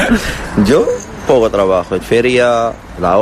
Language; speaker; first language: Spanish; non-native, learner; Arabic